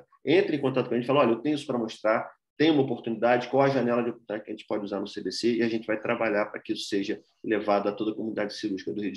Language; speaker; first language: Portuguese; native; Portuguese